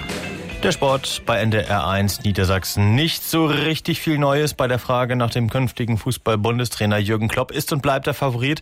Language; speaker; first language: German; native; German